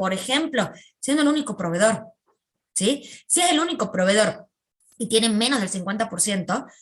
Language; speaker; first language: Spanish; native; Spanish